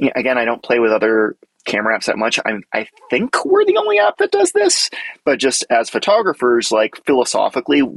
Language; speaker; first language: English; native; English